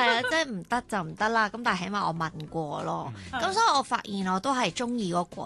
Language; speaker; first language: Cantonese; native; Cantonese